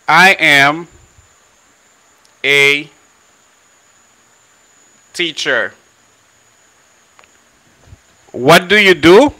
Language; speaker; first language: English; non-native, fluent; Haitian Creole